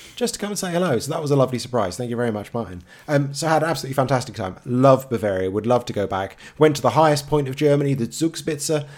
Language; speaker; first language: English; native; English